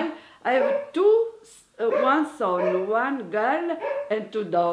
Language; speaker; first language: English; non-native, learner; Italian